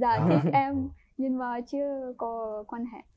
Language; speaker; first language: Vietnamese; non-native, fluent; Ukrainian